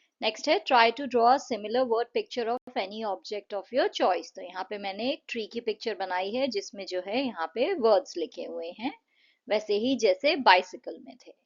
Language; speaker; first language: Hindi; native; Hindi